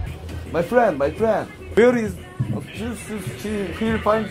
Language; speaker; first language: English; non-native, learner; Korean